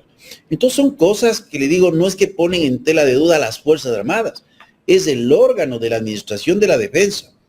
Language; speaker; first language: Spanish; native; Spanish